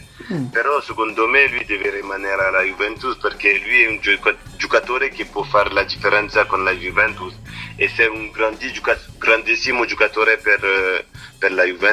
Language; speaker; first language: Italian; non-native, fluent; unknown